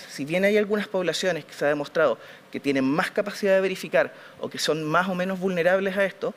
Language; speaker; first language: Spanish; native; Spanish